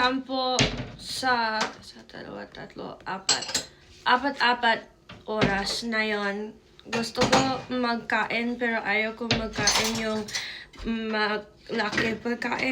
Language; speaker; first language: Filipino; non-native, learner; English